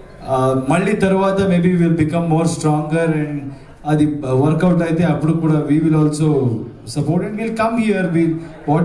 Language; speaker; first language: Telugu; non-native, learner; Kannada